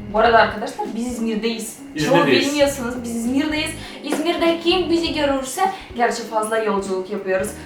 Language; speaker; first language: Turkish; non-native, fluent; Ukrainian